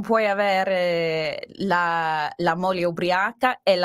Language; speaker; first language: Italian; non-native, learner; English